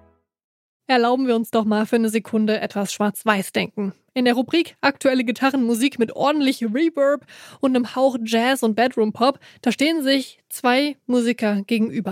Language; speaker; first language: German; native; German